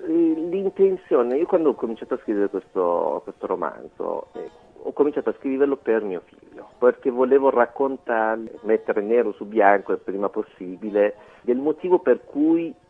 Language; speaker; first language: Italian; non-native, fluent; Persian